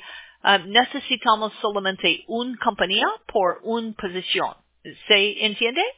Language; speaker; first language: Spanish; non-native, learner; English